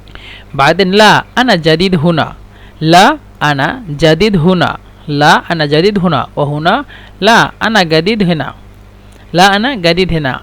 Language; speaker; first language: Arabic; non-native, fluent; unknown